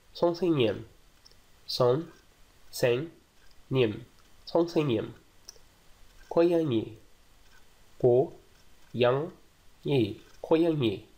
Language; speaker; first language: Korean; non-native, fluent; Portuguese